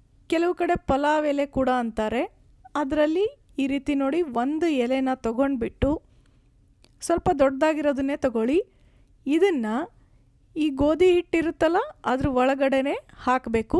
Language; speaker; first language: Kannada; native; Kannada